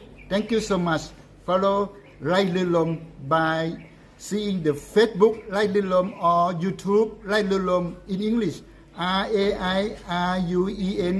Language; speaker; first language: English; non-native, learner; Thai